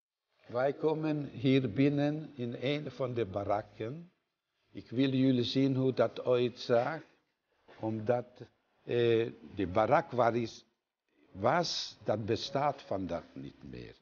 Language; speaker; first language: Dutch; non-native, fluent; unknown